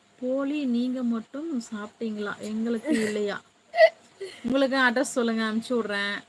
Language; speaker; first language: Tamil; native; Tamil